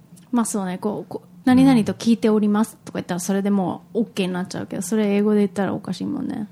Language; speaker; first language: Japanese; early bilingual, heritage; Japanese